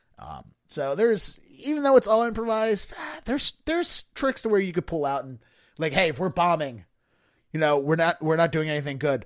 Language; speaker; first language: English; native; English